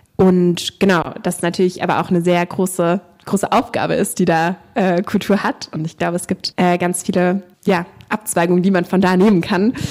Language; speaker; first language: German; native; German